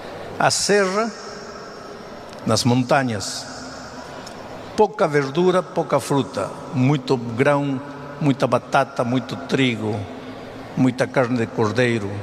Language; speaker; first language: Portuguese; non-native, fluent; Spanish